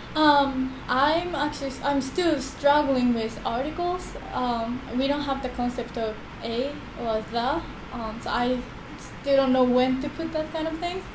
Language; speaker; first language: English; non-native, fluent; Japanese